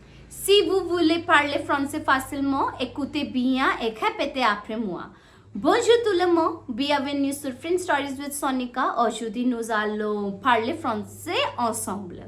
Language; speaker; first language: French; non-native, fluent; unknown